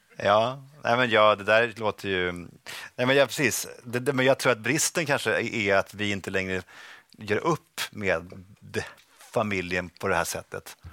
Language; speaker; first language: Swedish; native; Swedish